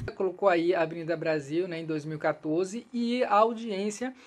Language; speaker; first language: Portuguese; native; Portuguese